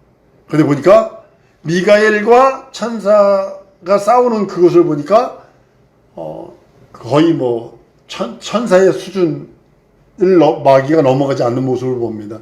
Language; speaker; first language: Korean; native; Korean